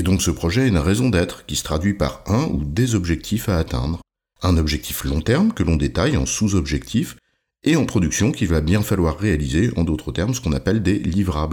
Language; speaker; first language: French; native; French